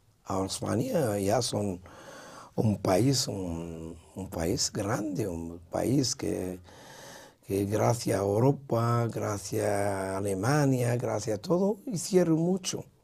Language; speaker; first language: Spanish; non-native, local second language; Arabic